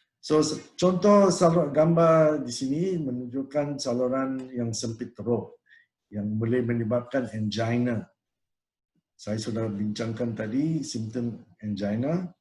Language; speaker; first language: Malay; non-native, local second language; Tamil